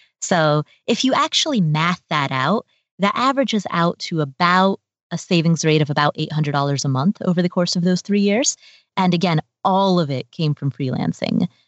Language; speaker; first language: English; early bilingual, other home language; Nepali